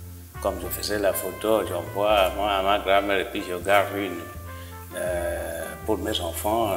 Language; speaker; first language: French; non-native, local second language; Igbo